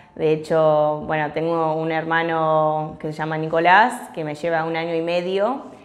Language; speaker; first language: Spanish; early bilingual, other home language; English